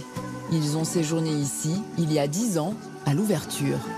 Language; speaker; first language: French; native; French